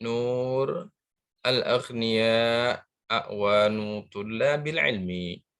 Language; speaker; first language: Arabic; non-native, fluent; Indonesian